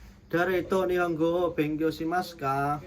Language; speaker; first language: Japanese; non-native, learner; Indonesian